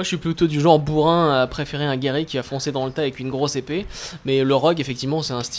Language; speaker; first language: French; native; French